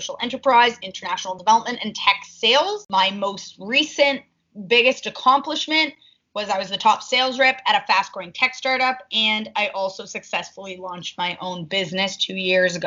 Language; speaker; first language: English; native; English